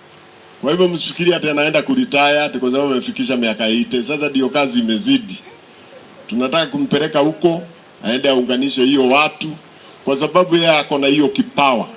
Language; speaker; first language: Swahili; non-native, local second language; Meru